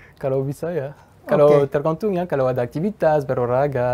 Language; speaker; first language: Indonesian; non-native, fluent; French